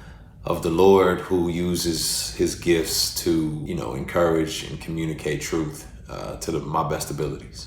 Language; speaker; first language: English; native; English